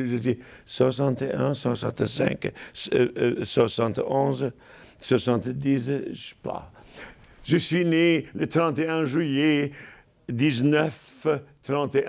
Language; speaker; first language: French; non-native, fluent; German